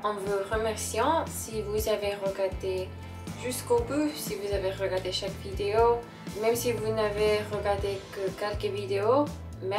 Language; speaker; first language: French; non-native, learner; English